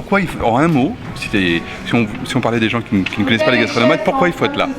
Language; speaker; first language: French; native; French